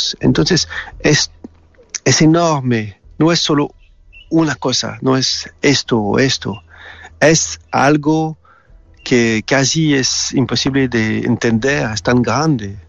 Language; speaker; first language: Spanish; non-native, fluent; French